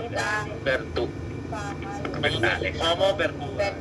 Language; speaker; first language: Spanish; non-native, learner; Filipino